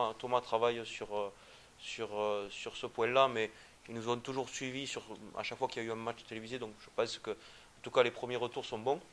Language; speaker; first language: French; native; French